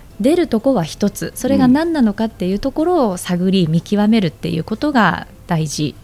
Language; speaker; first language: Japanese; native; Japanese